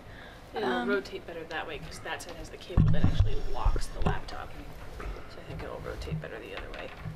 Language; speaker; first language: English; native; English